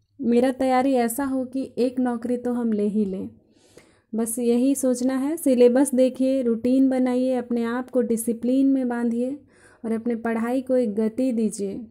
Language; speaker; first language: Hindi; native; Hindi